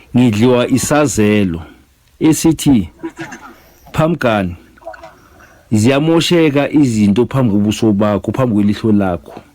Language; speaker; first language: Zulu; native; Zulu